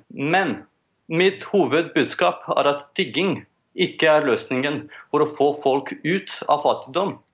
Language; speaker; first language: Norwegian; non-native, fluent; Romanian